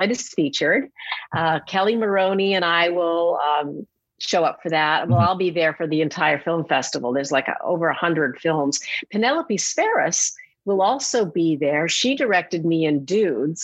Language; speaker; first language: English; native; English